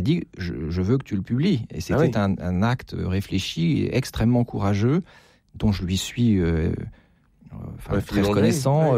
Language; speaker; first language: French; native; French